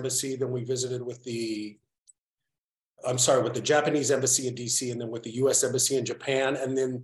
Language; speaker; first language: English; native; English